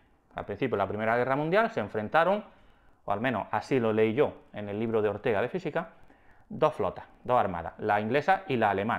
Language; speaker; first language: Spanish; native; Spanish